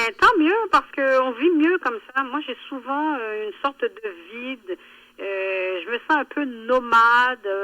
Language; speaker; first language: French; early bilingual, other home language; Haitian Creole